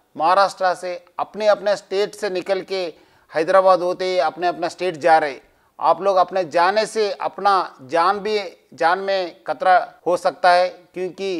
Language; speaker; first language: Hindi; non-native, local second language; Telugu